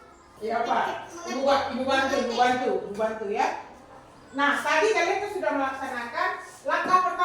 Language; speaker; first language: Indonesian; native; Indonesian